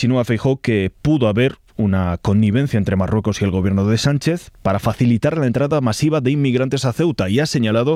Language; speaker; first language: Spanish; native; Spanish